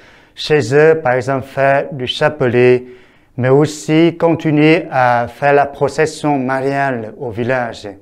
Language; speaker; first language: French; non-native, fluent; Vietnamese